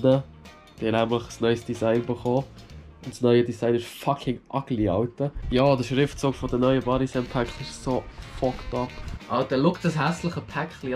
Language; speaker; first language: German; native; German